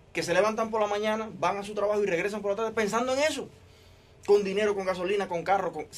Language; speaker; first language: Spanish; native; Spanish